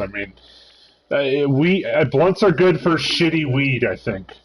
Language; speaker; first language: English; native; English